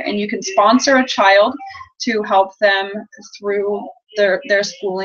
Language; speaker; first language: English; native; English